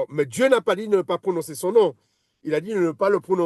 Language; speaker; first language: French; native; French